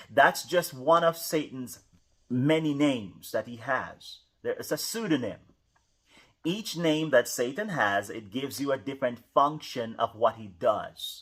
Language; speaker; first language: English; native; English